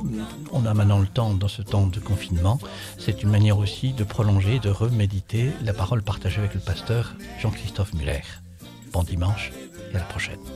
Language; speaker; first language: French; native; French